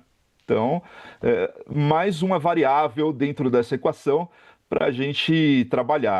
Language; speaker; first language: Portuguese; native; Portuguese